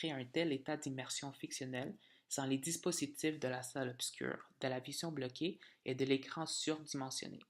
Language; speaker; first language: French; native; French